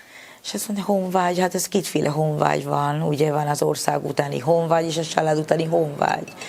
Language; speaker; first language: Hungarian; non-native, fluent; Spanish